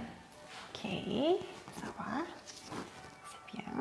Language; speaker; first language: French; non-native, learner; Thai